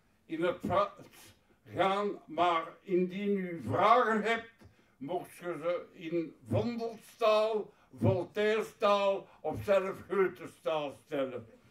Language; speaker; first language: Dutch; non-native, local second language; French